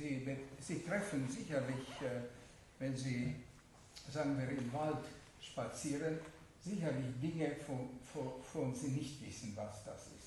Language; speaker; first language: German; non-native, fluent; Hungarian